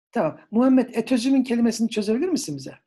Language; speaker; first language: Turkish; native; Turkish